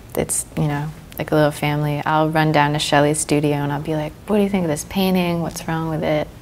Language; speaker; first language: English; native; English